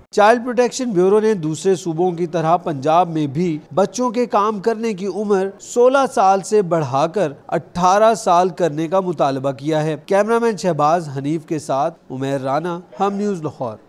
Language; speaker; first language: Urdu; native; Urdu